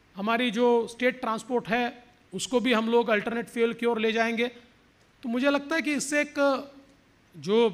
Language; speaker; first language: Hindi; non-native, local second language; Marathi